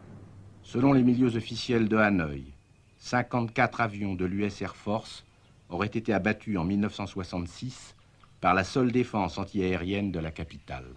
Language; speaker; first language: French; native; French